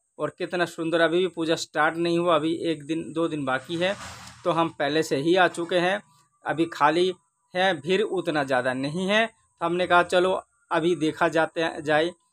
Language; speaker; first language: Hindi; non-native, local second language; Bangla